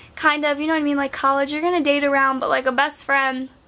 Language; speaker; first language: English; native; English